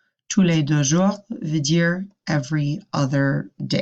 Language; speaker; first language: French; non-native, fluent; English